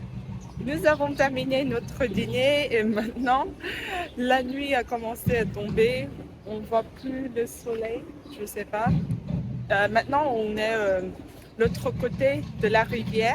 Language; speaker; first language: French; non-native, learner; Vietnamese